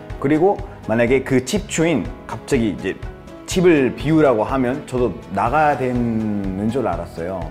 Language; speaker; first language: Korean; non-native, fluent; Spanish